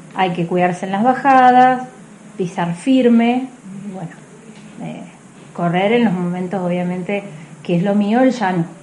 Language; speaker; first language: Spanish; native; Spanish